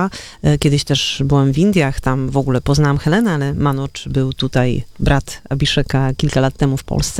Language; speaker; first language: Polish; native; Polish